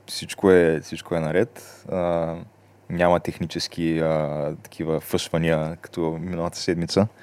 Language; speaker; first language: Bulgarian; native; Bulgarian